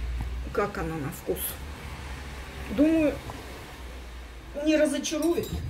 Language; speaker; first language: Russian; native; Russian